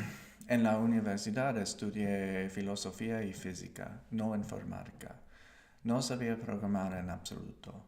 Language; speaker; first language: Spanish; non-native, learner; English